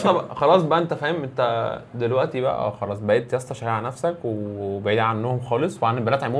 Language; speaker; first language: Arabic; native; Arabic